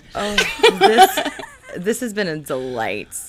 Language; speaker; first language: English; native; English